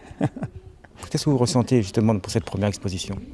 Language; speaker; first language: French; native; French